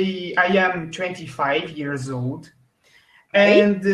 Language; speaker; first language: English; non-native, learner; Portuguese